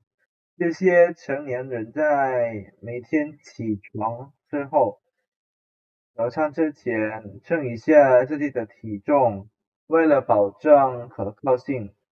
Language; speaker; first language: Chinese; non-native, fluent; Indonesian